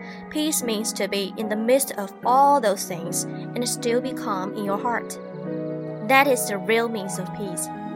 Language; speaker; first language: English; non-native, fluent; Chinese